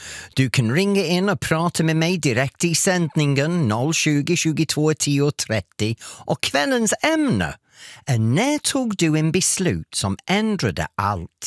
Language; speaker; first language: Swedish; non-native, fluent; English